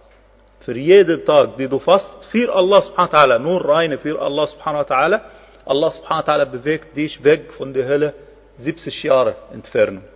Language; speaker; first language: German; non-native, fluent; Arabic